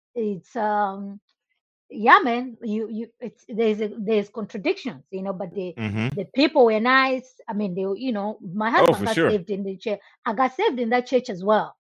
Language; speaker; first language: English; non-native, local second language; Nyanja